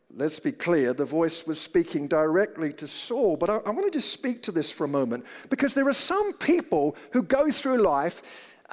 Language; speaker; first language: English; native; English